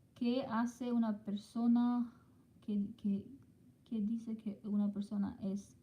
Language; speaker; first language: Spanish; non-native, learner; English